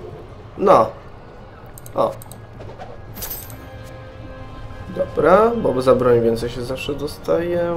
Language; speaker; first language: Polish; native; Polish